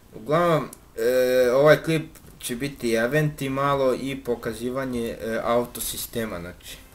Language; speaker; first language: Serbian; early bilingual, heritage; Bosnian